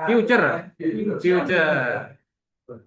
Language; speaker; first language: English; non-native, learner; Indonesian